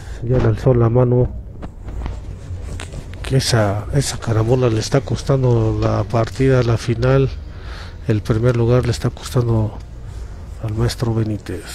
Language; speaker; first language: Spanish; native; Spanish